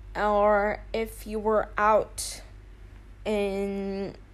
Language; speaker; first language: English; non-native, fluent; Arabic